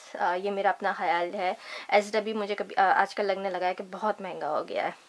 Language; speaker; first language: Hindi; native; Hindi